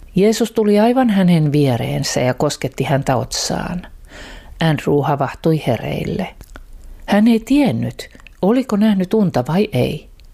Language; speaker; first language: Finnish; native; Finnish